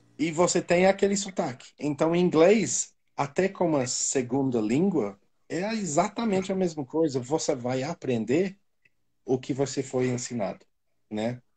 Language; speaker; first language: Portuguese; non-native, fluent; English